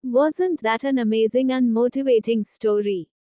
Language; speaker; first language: English; non-native, local second language; Hindi